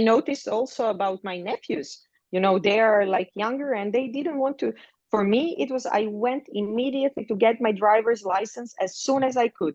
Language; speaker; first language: English; non-native, fluent; Croatian